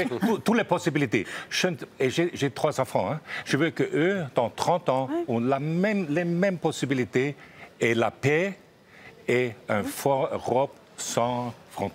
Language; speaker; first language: French; non-native, fluent; German